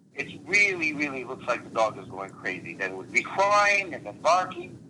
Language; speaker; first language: English; early bilingual, other home language; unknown